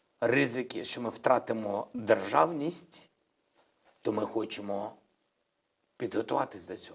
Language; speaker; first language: Ukrainian; non-native, local second language; Russian